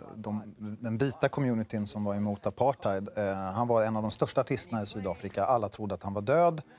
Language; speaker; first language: Swedish; native; Swedish